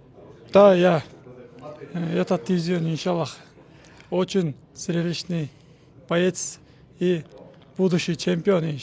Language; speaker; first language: Russian; non-native, local second language; Kyrgyz